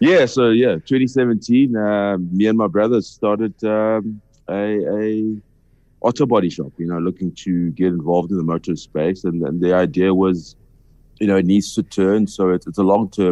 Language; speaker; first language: English; non-native, local second language; Zulu